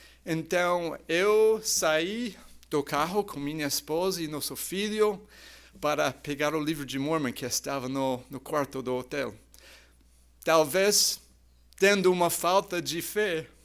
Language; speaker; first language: Portuguese; non-native, fluent; English